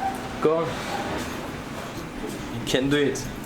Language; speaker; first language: English; non-native, learner; Turkish